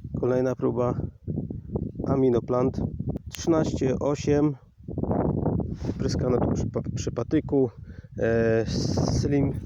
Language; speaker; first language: Polish; native; Polish